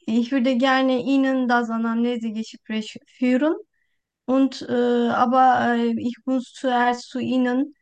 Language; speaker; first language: German; non-native, learner; Turkish